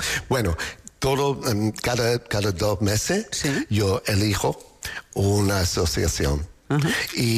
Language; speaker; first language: Spanish; non-native, learner; English